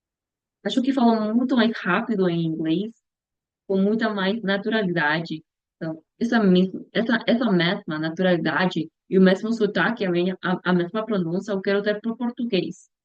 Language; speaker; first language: Portuguese; non-native, learner; Spanish